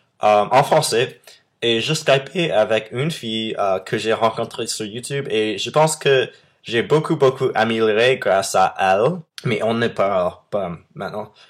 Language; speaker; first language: French; non-native, fluent; English